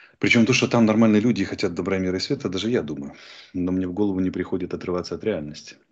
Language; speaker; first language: Russian; native; Russian